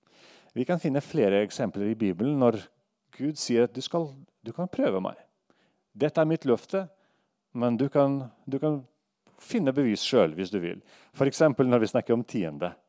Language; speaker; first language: Norwegian; non-native, fluent; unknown